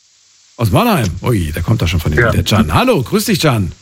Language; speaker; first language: German; native; German